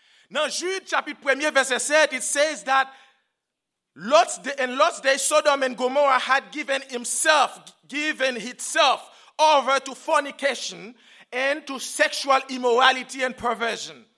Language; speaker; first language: English; non-native, fluent; Haitian Creole